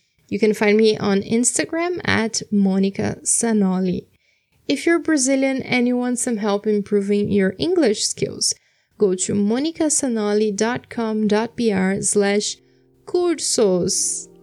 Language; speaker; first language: English; non-native, fluent; Portuguese